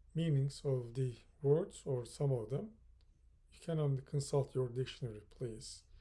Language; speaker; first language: English; non-native, fluent; Turkish